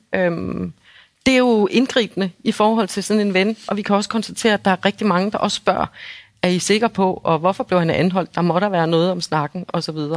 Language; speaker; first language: Danish; native; Danish